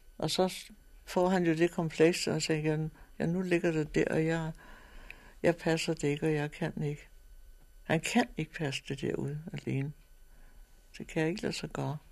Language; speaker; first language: Danish; native; Danish